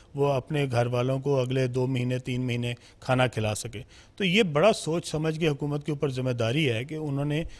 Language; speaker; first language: Urdu; non-native, local second language; Punjabi